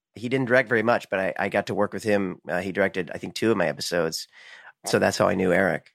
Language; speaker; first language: English; native; English